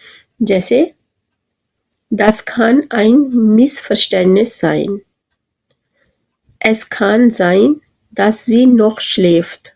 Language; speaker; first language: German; non-native, fluent; Urdu